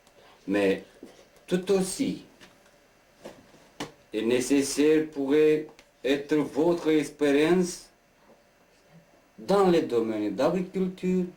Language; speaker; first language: French; non-native, learner; Romanian